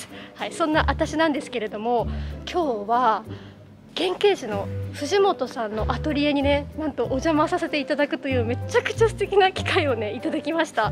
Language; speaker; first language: Japanese; native; Japanese